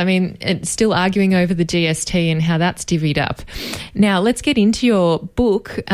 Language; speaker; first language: English; native; English